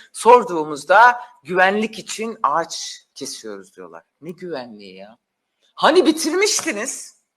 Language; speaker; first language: Turkish; non-native, local second language; Kurdish